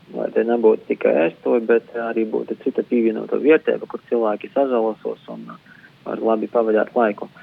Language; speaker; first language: Latvian; native; Latvian